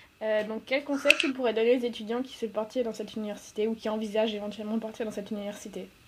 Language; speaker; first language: French; native; French